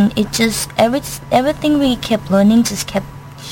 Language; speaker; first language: English; non-native, fluent; Thai